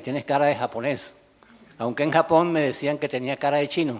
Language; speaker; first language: Spanish; native; Spanish